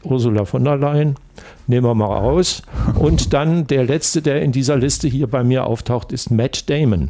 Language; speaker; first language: German; native; German